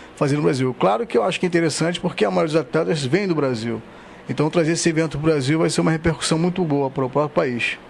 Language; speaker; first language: Portuguese; native; Portuguese